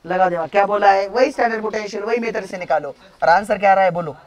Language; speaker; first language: Hindi; non-native, local second language; Marathi